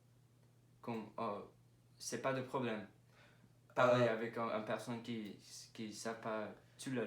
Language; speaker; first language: French; non-native, learner; English